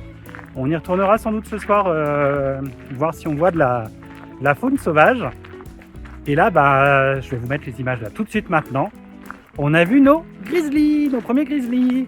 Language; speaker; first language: French; native; French